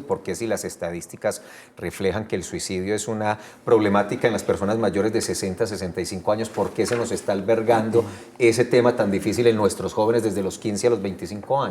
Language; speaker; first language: Spanish; native; Spanish